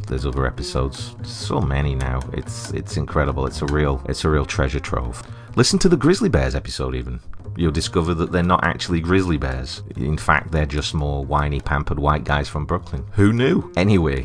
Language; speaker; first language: English; native; English